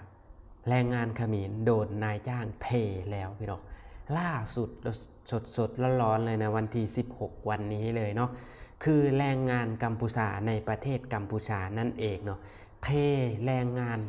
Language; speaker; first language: Thai; non-native, local second language; Northeastern Thai